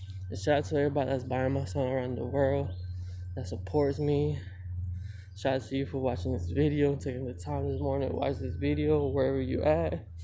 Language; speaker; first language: English; early bilingual, other home language; Spanish